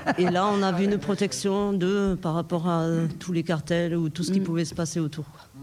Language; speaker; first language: French; native; French